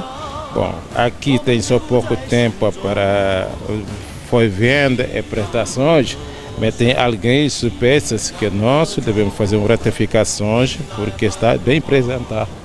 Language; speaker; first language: Portuguese; non-native, learner; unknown